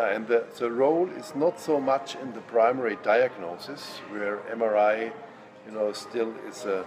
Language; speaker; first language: English; non-native, fluent; German